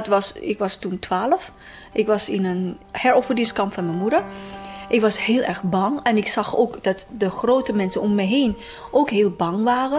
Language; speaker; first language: Dutch; non-native, fluent; Chinese